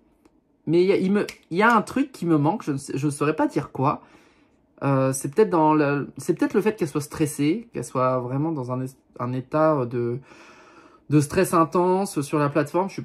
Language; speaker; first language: French; native; French